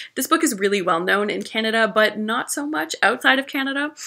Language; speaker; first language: English; native; English